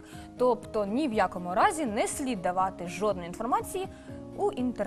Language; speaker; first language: Ukrainian; native; Ukrainian